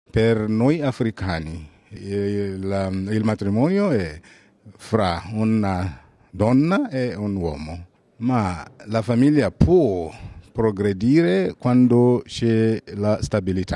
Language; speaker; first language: Italian; non-native, fluent; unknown